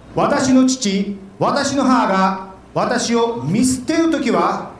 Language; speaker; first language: Japanese; native; Japanese